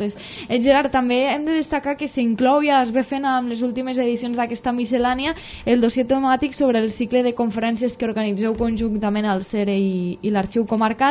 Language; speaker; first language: Catalan; native; Catalan